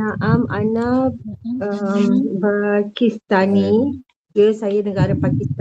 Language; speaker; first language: Malay; native; Malay